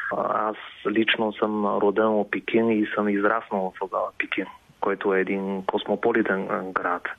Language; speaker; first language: Bulgarian; non-native, fluent; Chinese